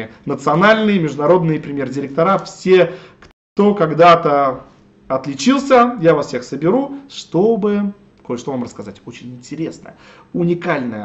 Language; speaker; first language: Russian; native; Russian